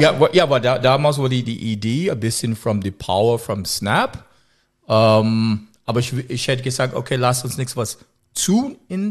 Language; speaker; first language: German; non-native, learner; English